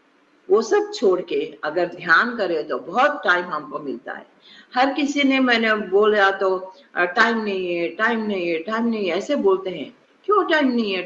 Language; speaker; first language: Hindi; non-native, local second language; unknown